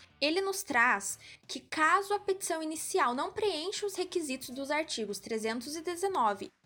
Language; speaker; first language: Portuguese; native; Portuguese